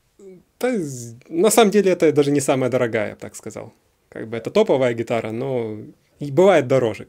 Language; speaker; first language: Russian; native; Russian